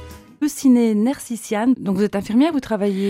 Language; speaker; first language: French; native; French